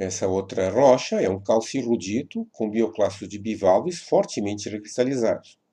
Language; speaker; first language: Portuguese; native; Portuguese